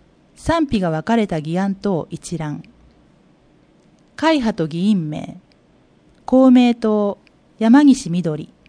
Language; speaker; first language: Japanese; native; Japanese